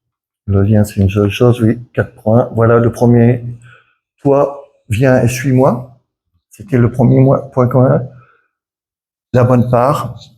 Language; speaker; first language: French; native; French